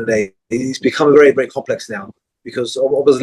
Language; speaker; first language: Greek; early bilingual, heritage; Greek